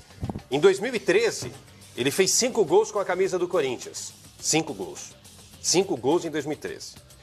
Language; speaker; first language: Portuguese; native; Portuguese